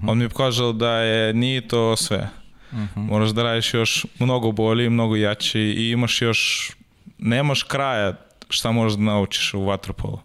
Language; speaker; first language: Serbian; non-native, learner; Russian